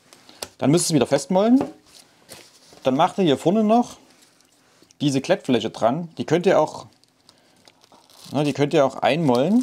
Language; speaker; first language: German; native; German